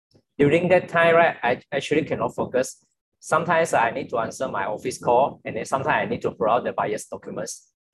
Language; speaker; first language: English; non-native, local second language; Chinese